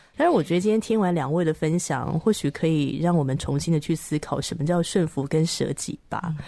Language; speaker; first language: Chinese; native; Chinese